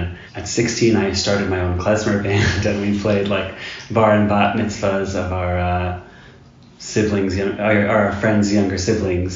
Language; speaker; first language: English; native; English